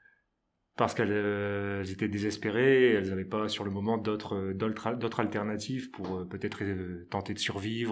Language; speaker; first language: French; native; French